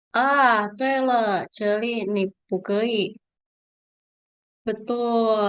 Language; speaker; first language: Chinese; non-native, fluent; Indonesian